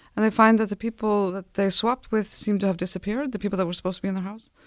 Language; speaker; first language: English; non-native, fluent; Icelandic